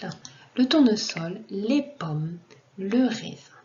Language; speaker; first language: French; non-native, fluent; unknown